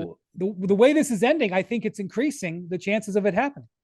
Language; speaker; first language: English; native; English